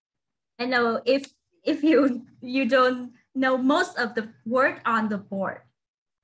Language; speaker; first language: English; non-native, fluent; Vietnamese